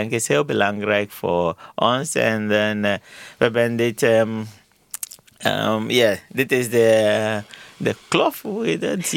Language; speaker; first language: Dutch; non-native, learner; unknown